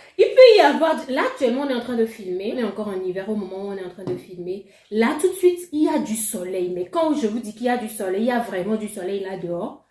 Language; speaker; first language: French; non-native, local second language; Ewe